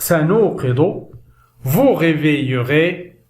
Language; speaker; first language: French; non-native, local second language; Arabic